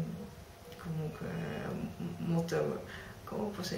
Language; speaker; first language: Italian; non-native, fluent; Dutch